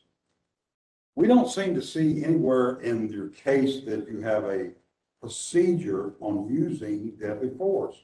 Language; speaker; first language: English; native; English